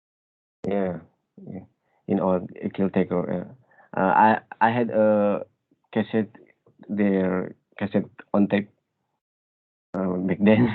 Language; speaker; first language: English; non-native, learner; Indonesian